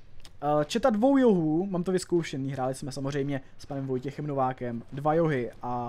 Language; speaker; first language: Czech; native; Czech